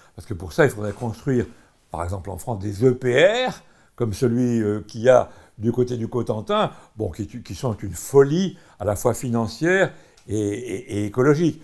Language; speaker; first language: French; native; French